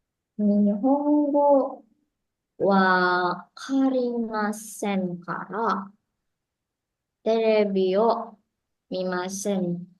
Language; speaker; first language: Japanese; non-native, learner; Indonesian